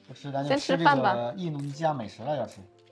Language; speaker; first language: Chinese; native; Chinese